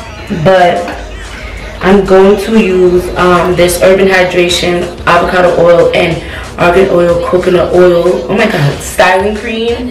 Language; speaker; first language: English; native; English